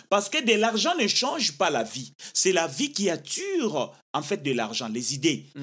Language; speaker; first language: French; non-native, local second language; Lingala